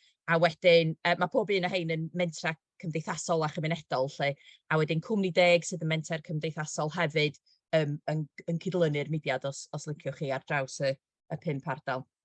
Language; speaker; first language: Welsh; native; Welsh